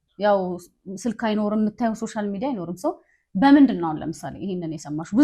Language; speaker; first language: Amharic; native; Amharic